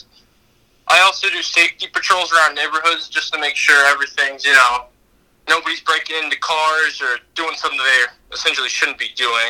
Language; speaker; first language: English; native; English